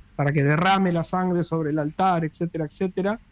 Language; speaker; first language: Spanish; native; Spanish